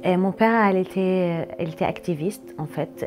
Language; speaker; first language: French; non-native, fluent; Arabic